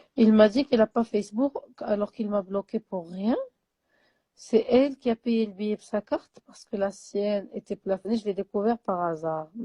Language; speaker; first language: French; non-native, local second language; Arabic